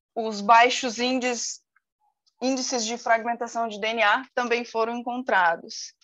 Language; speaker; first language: Portuguese; native; Portuguese